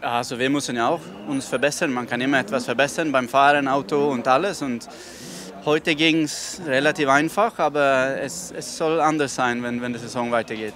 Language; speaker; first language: German; non-native, fluent; Swedish